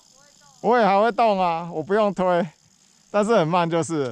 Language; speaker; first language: Chinese; native; Chinese